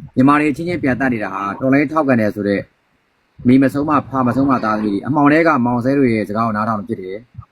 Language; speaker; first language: Burmese; native; Burmese